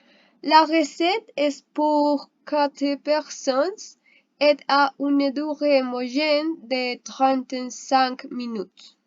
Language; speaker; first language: French; non-native, learner; Spanish